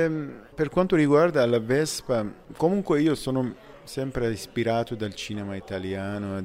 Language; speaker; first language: Italian; non-native, fluent; Persian